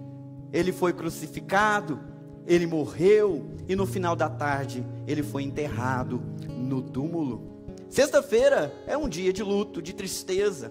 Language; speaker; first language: Portuguese; native; Portuguese